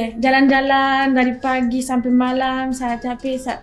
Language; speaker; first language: Indonesian; non-native, learner; French